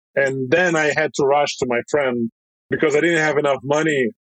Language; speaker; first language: English; non-native, fluent; Russian